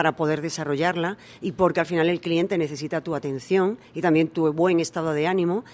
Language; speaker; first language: Spanish; native; Spanish